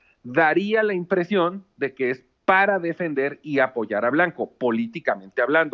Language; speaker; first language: Spanish; native; Spanish